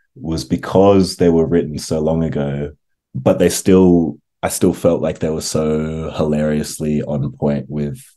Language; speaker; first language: English; native; English